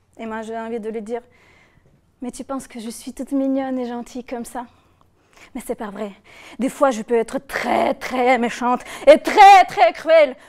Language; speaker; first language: French; non-native, fluent; Russian